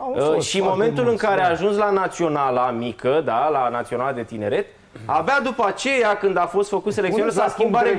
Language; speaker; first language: Romanian; native; Romanian